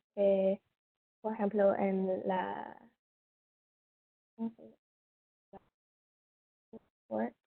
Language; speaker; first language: Spanish; non-native, learner; English